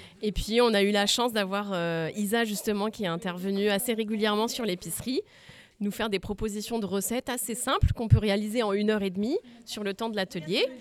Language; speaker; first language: French; native; French